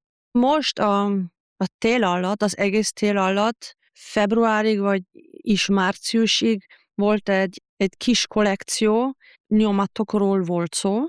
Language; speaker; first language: Hungarian; non-native, fluent; German